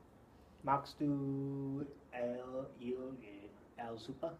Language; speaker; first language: German; non-native, learner; English